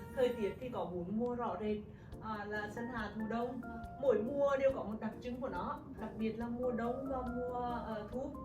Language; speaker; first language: Vietnamese; native; Vietnamese